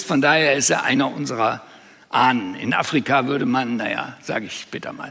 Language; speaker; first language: German; native; German